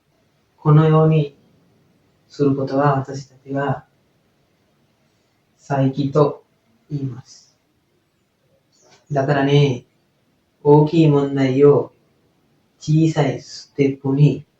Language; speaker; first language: Japanese; non-native, learner; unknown